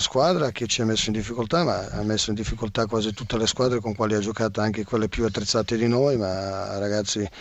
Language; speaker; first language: Italian; non-native, fluent; Serbian